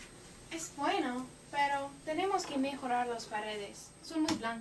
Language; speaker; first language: Spanish; non-native, learner; English